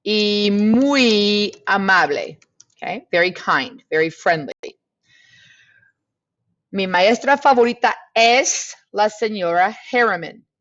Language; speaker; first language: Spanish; non-native, fluent; English